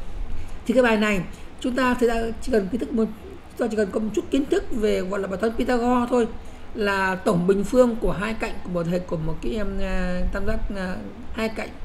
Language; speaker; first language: Vietnamese; native; Vietnamese